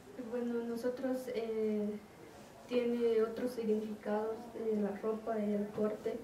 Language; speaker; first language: Spanish; non-native, local second language; Kaqchikel